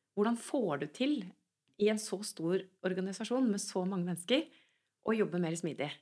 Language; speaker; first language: Norwegian; native; Norwegian